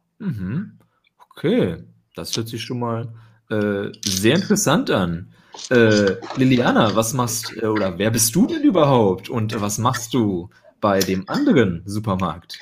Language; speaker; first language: German; native; German